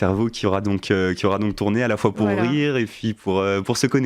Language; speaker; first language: French; native; French